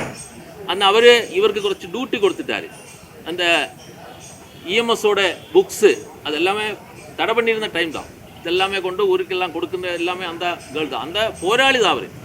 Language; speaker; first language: Tamil; non-native, learner; Malayalam